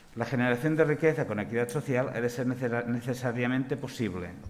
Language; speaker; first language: Spanish; non-native, local second language; Catalan